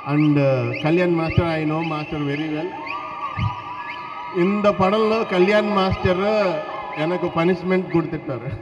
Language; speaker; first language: Tamil; non-native, learner; Telugu